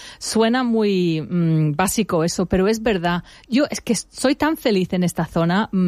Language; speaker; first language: Spanish; non-native, fluent; English